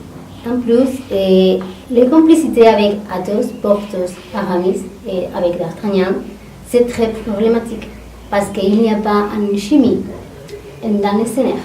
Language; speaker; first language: French; non-native, learner; Spanish